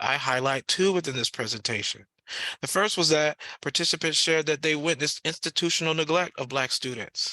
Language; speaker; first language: English; native; English